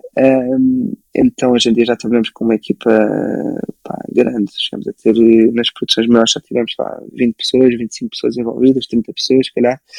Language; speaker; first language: Portuguese; early bilingual, other home language; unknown